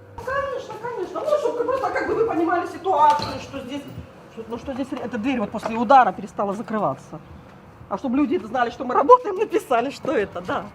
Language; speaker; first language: Russian; native; Russian